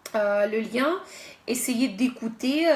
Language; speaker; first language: French; non-native, fluent; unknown